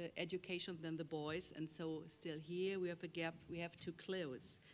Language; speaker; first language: English; non-native, fluent; German